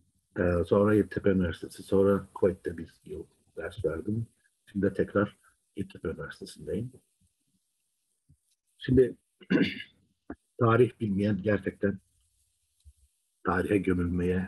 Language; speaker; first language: Turkish; native; Turkish